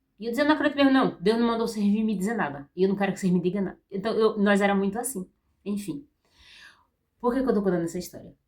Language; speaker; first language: Portuguese; native; Portuguese